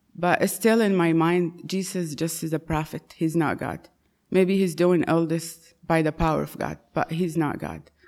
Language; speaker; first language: English; non-native, fluent; Arabic